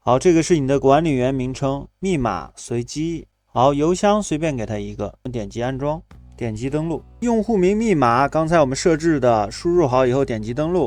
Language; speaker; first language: Chinese; native; Chinese